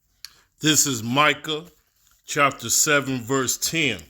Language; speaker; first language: English; native; English